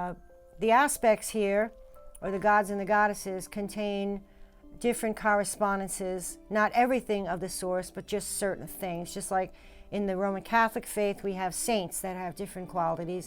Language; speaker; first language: English; native; English